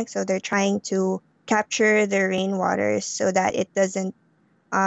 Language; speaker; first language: English; non-native, local second language; Filipino